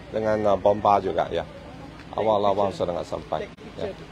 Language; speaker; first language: Malay; non-native, local second language; Chinese